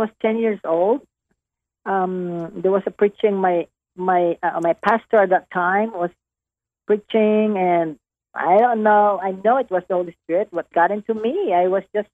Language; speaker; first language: English; non-native, local second language; Hiligaynon